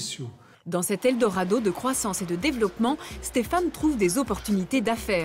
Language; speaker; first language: French; native; French